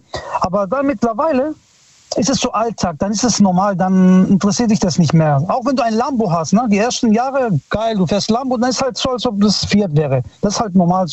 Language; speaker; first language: German; early bilingual, other home language; Italian